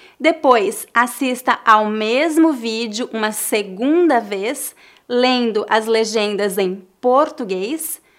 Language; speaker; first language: Portuguese; native; Portuguese